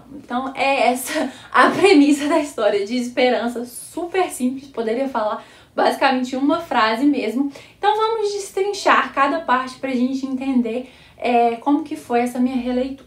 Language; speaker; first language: Portuguese; native; Portuguese